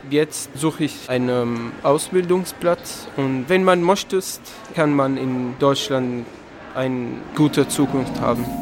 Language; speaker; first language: German; non-native, learner; Arabic